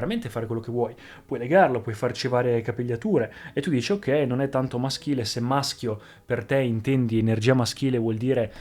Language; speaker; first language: Italian; native; Italian